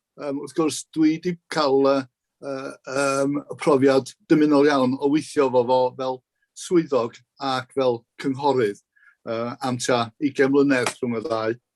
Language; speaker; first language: Welsh; native; Welsh